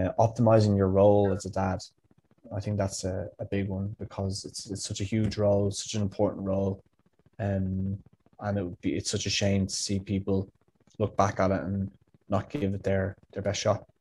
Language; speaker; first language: English; native; English